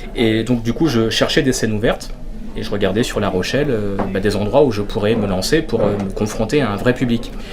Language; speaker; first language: French; native; French